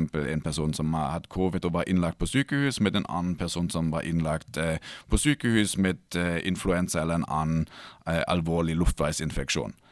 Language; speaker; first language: Norwegian; non-native, fluent; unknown